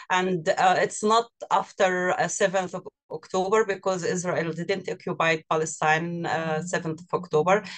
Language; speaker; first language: English; non-native, fluent; Arabic